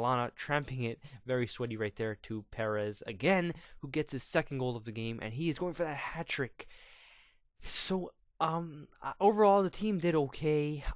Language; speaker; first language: English; native; English